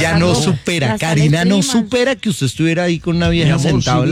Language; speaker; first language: Spanish; native; Spanish